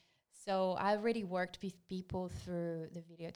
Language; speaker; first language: English; non-native, fluent; Greek